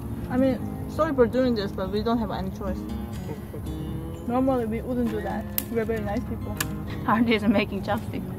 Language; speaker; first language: English; non-native, fluent; Korean